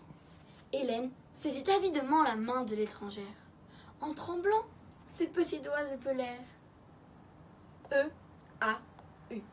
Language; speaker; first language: French; native; French